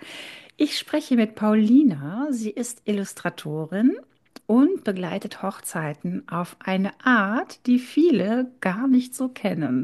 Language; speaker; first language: German; native; German